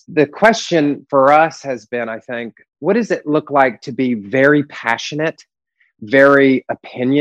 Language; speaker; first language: English; native; English